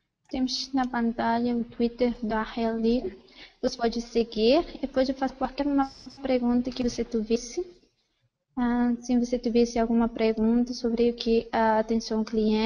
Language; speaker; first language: Portuguese; non-native, fluent; Spanish